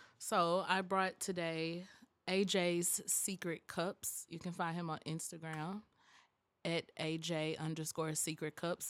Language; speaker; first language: English; native; English